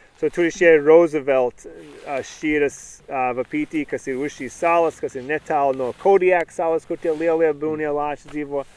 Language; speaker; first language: Latvian; early bilingual, heritage; Latvian